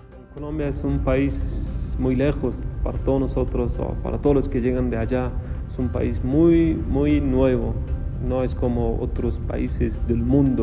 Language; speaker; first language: Spanish; non-native, fluent; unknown